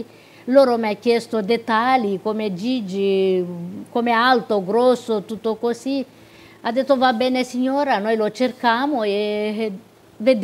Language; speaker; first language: Italian; non-native, local second language; Romanian